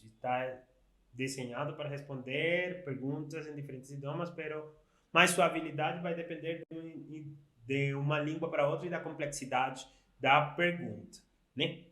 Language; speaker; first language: Portuguese; non-native, fluent; Spanish